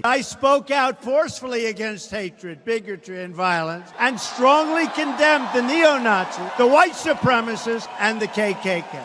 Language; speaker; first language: English; native; English